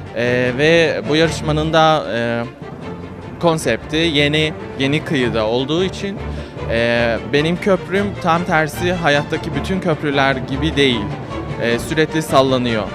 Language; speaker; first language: Turkish; non-native, fluent; Persian